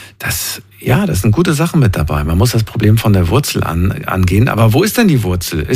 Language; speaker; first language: German; native; German